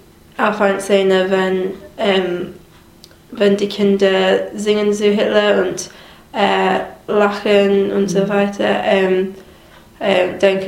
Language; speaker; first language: German; non-native, learner; English